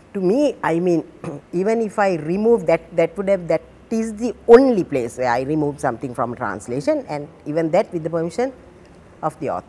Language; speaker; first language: English; non-native, local second language; Sinhala